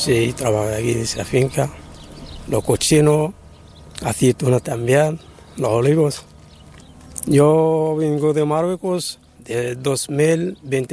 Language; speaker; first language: Spanish; non-native, learner; Arabic